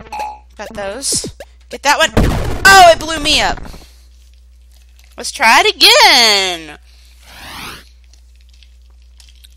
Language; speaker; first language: English; native; English